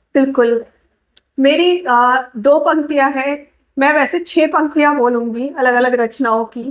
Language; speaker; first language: Hindi; native; Hindi